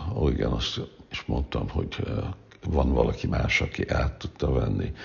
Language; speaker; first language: Hungarian; early bilingual, heritage; Hungarian